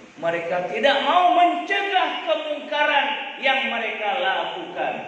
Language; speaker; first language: Malay; non-native, local second language; Achinese